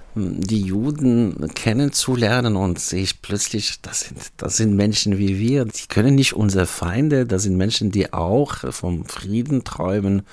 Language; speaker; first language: German; non-native, fluent; Arabic